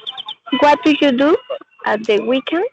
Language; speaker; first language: English; non-native, learner; Spanish